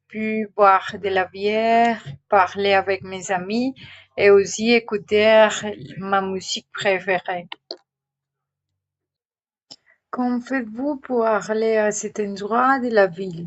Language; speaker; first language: French; non-native, learner; Spanish